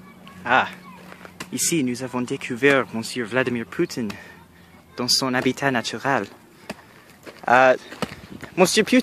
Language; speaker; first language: French; non-native, learner; English